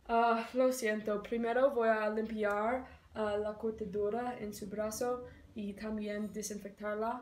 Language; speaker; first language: Spanish; non-native, learner; English